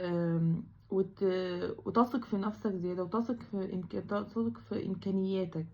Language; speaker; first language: Arabic; native; Arabic